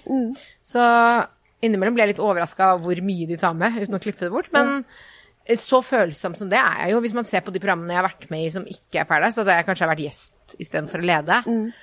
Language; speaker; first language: Norwegian; native; Norwegian